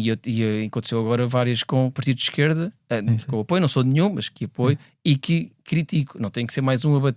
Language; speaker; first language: Portuguese; native; Portuguese